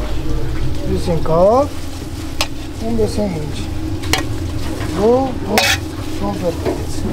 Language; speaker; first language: German; non-native, learner; Turkish